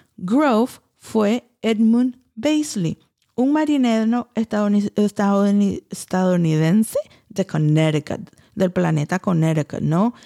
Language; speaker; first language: Spanish; early bilingual, heritage; Spanish